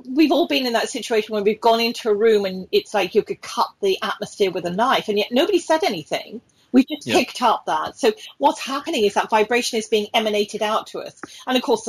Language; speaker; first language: English; native; English